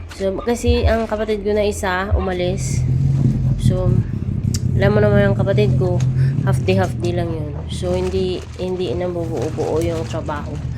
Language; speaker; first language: Filipino; non-native, local second language; Cebuano